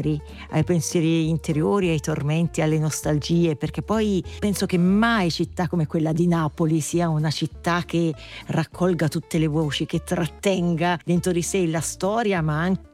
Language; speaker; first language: Italian; native; Italian